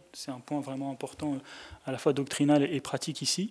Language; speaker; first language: French; native; French